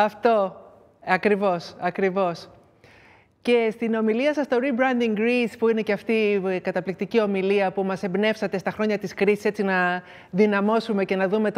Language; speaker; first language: Greek; native; Greek